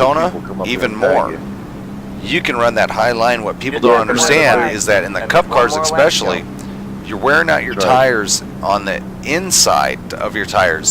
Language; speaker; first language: English; native; English